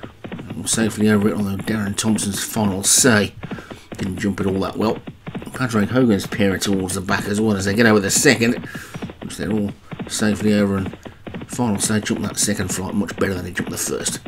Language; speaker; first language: English; native; English